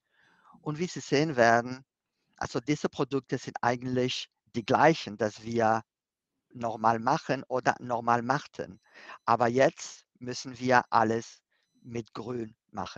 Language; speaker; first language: German; non-native, fluent; Spanish